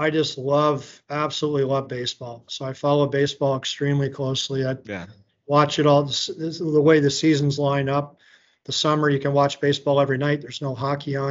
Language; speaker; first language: English; native; English